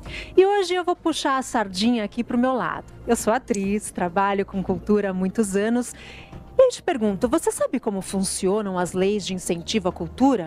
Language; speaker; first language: Portuguese; native; Portuguese